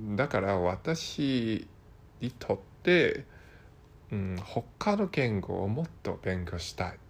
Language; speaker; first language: Japanese; non-native, fluent; Cantonese